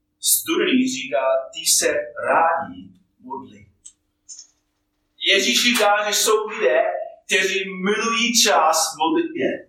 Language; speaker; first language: Czech; non-native, fluent; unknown